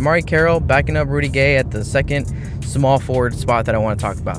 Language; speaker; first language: English; native; English